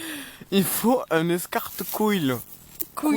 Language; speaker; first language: French; native; French